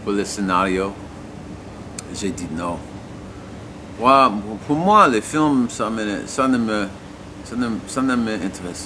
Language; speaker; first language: French; non-native, learner; English